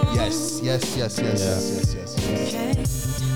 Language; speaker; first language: English; native; English